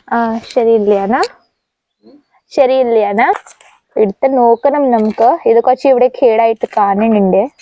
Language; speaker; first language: Malayalam; native; Malayalam